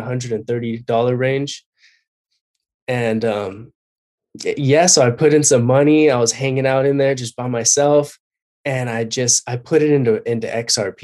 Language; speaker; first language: English; native; English